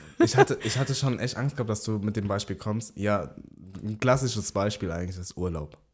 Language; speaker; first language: German; early bilingual, other home language; Vietnamese